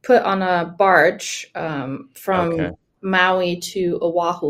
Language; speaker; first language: English; non-native, fluent; German